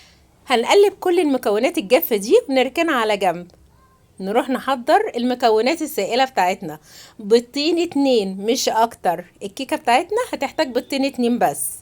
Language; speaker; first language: Arabic; native; Arabic